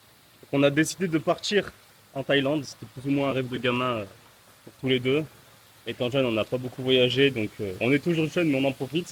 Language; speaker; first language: French; native; French